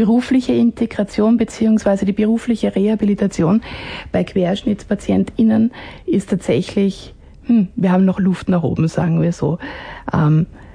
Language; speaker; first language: German; native; German